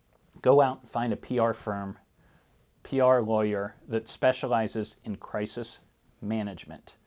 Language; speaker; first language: English; native; English